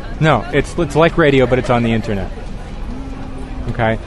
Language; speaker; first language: English; native; English